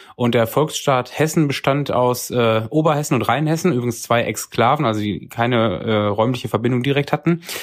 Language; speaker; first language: German; native; German